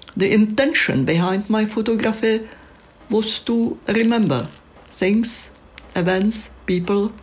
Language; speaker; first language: English; non-native, fluent; Czech